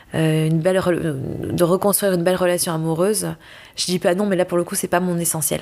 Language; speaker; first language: French; native; French